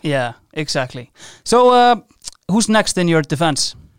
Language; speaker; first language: English; non-native, fluent; Icelandic